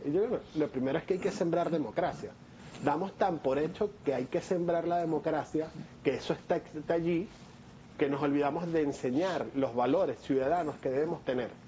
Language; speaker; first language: Spanish; native; Spanish